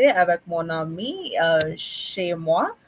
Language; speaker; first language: French; non-native, learner; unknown